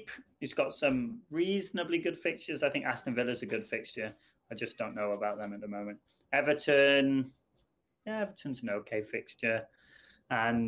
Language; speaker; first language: English; native; English